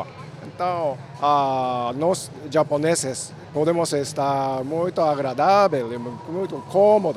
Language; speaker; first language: Portuguese; non-native, learner; Japanese